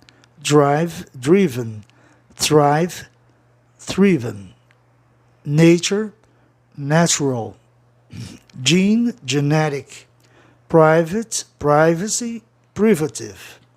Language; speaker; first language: English; non-native, fluent; Portuguese